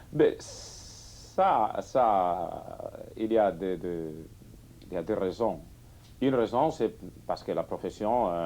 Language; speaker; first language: French; non-native, fluent; Catalan